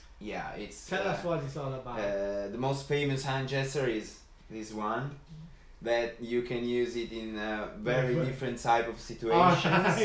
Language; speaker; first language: English; non-native, fluent; Italian